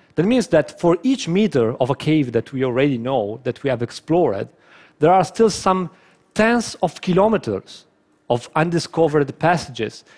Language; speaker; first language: English; non-native, fluent; Italian